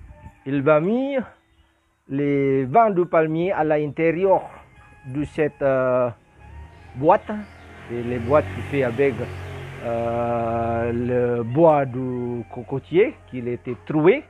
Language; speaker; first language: French; non-native, learner; Indonesian